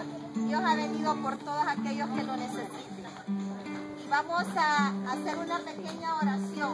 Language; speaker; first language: Spanish; native; Spanish